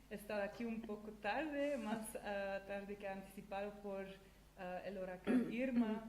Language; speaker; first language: Spanish; non-native, fluent; Dutch